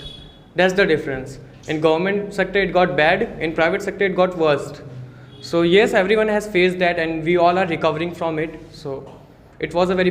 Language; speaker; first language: English; non-native, local second language; Hindi